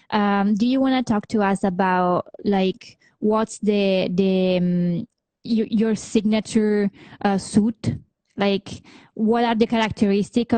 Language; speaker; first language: English; non-native, fluent; Italian